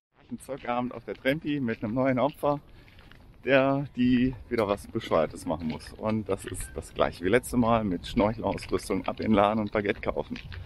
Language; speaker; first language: German; native; German